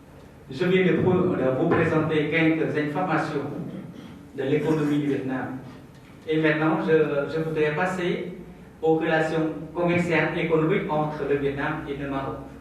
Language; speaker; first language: French; non-native, fluent; Vietnamese